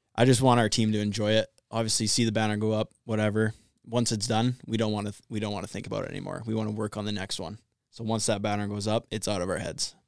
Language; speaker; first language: English; native; English